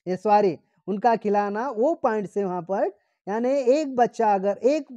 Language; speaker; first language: Hindi; non-native, local second language; Marathi